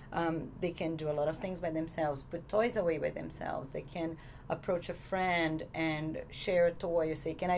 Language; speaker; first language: English; non-native, fluent; Portuguese